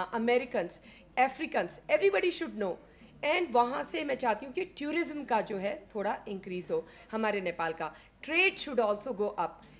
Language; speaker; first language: Hindi; native; Hindi